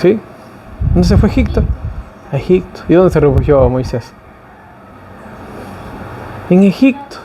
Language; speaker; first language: Spanish; native; Spanish